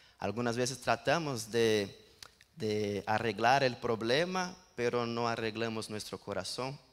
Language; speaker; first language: Spanish; non-native, learner; Portuguese